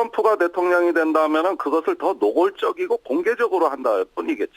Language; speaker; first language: Korean; native; Korean